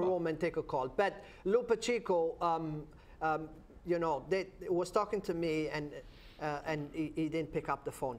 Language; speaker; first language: English; non-native, fluent; Portuguese